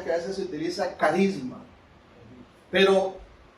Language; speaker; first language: Spanish; native; Spanish